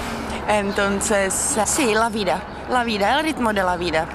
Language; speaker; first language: Spanish; non-native, fluent; Czech